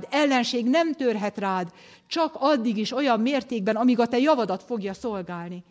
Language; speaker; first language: Hungarian; native; Hungarian